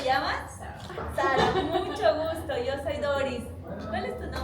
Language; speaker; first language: Spanish; native; Spanish